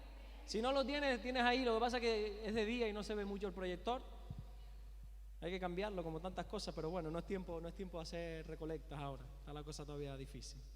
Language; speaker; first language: Spanish; native; Spanish